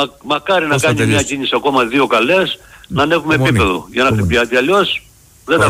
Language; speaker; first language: Greek; native; Greek